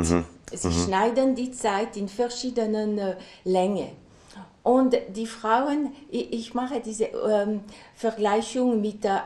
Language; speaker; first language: German; non-native, learner; French